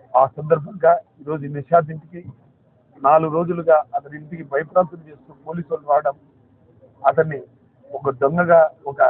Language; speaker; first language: Telugu; native; Telugu